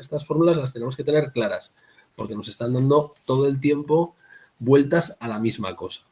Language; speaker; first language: Spanish; native; Spanish